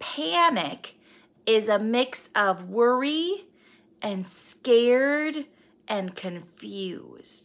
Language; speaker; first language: English; native; English